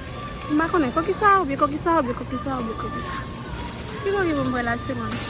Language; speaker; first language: French; non-native, learner; Haitian Creole